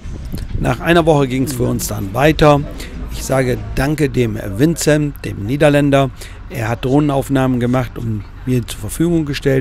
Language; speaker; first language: German; native; German